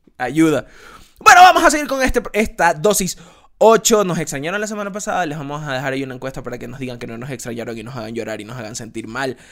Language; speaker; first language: Spanish; native; Spanish